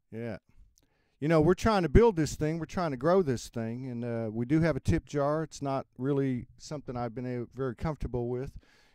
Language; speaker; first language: English; native; English